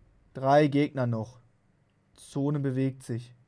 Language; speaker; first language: German; native; German